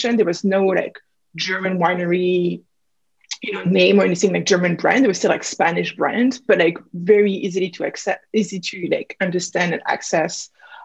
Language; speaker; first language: English; non-native, fluent; French